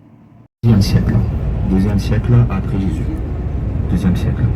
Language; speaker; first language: French; non-native, local second language; Arabic